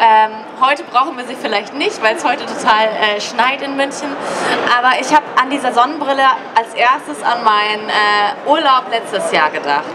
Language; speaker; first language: German; native; German